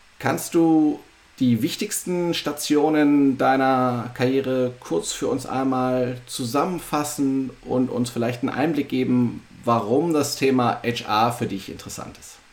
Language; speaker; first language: German; native; German